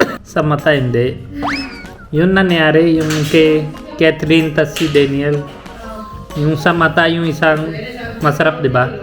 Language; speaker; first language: Filipino; non-native, learner; Punjabi